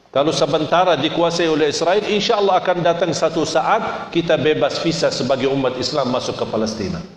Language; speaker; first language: Indonesian; non-native, fluent; Arabic